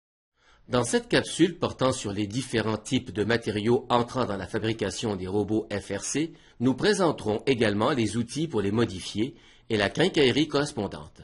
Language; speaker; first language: French; native; French